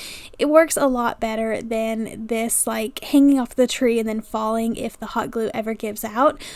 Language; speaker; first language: English; native; English